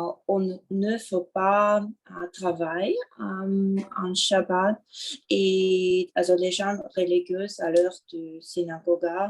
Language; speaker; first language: French; non-native, learner; Russian